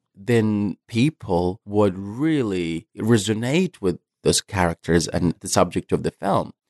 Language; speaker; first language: English; non-native, fluent; Arabic